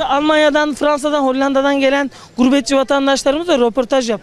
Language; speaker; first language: Turkish; native; Turkish